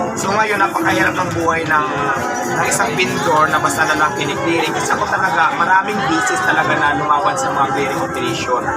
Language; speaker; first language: Filipino; non-native, local second language; Waray